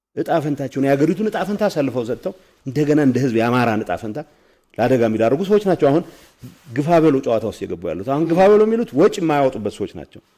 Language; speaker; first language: Amharic; non-native, local second language; Tigrinya